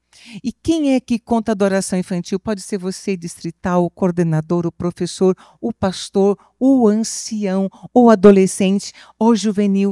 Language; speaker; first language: Portuguese; native; Portuguese